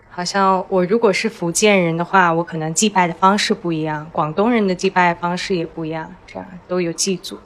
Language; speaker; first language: Chinese; native; Chinese